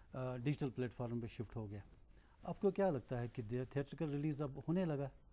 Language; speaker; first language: Hindi; non-native, local second language; Kashmiri